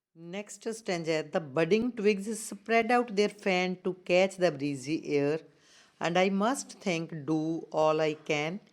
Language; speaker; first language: English; non-native, local second language; Punjabi